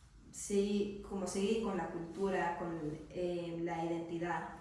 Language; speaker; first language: Spanish; non-native, learner; English